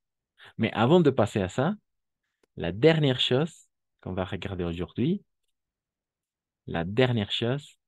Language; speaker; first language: French; non-native, fluent; Spanish